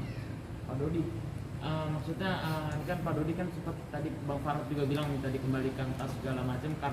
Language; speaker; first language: Indonesian; native; Indonesian